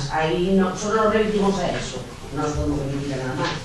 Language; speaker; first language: Spanish; native; Spanish